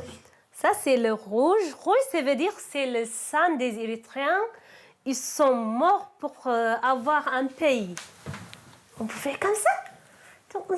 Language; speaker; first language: French; non-native, learner; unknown